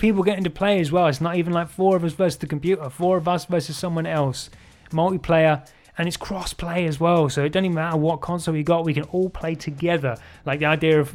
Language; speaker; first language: English; native; English